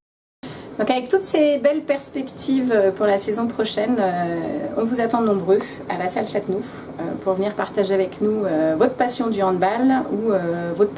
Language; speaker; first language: French; native; French